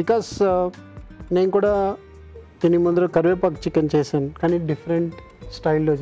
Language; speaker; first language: Telugu; native; Telugu